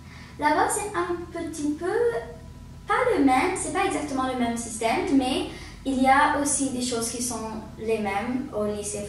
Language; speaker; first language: French; early bilingual, heritage; French